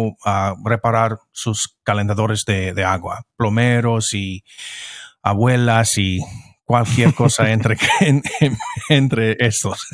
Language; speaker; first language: Spanish; non-native, fluent; English